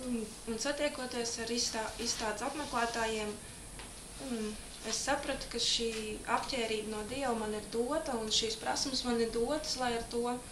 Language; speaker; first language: Latvian; native; Latvian